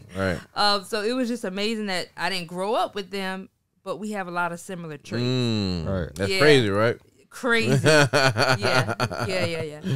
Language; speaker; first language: English; native; English